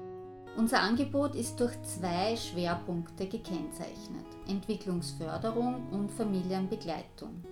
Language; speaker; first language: German; native; German